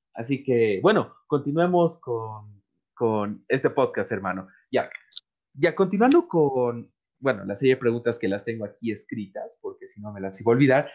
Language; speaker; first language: Spanish; native; Spanish